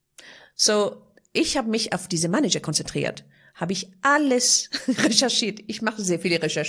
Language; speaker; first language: German; non-native, fluent; Persian